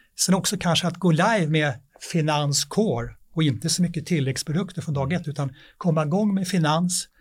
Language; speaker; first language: Swedish; native; Swedish